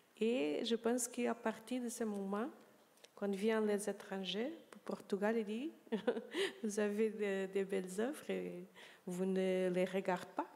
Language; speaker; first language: French; non-native, learner; Portuguese